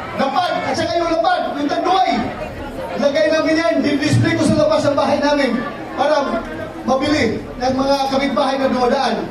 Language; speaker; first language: Filipino; non-native, local second language; Cebuano